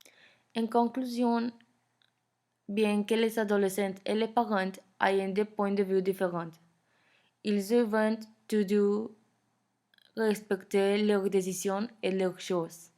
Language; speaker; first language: French; non-native, learner; Spanish